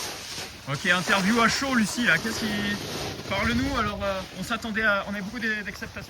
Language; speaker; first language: French; native; French